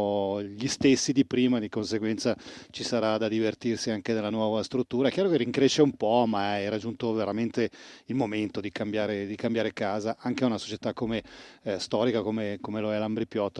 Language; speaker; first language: Italian; native; Italian